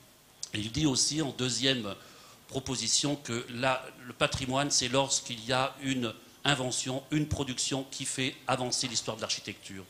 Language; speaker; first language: French; native; French